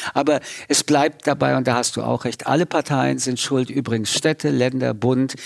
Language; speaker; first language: German; early bilingual, other home language; French